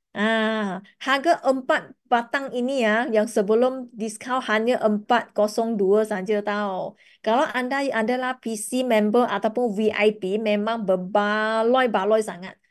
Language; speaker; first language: Malay; non-native, local second language; Chinese